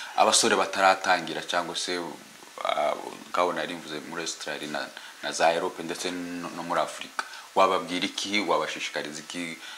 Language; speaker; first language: Kinyarwanda; native; Kinyarwanda